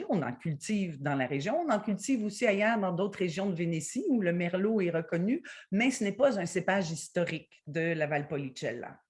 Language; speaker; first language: French; native; French